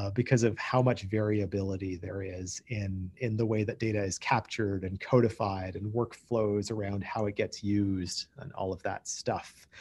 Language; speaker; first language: English; native; English